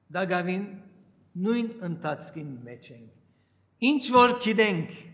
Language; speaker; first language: Armenian; early bilingual, heritage; Armenian